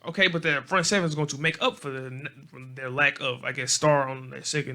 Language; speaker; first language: English; native; English